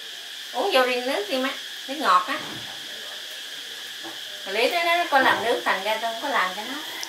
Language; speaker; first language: Vietnamese; native; Vietnamese